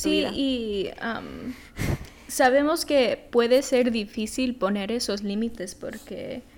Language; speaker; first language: Spanish; early bilingual, heritage; Spanish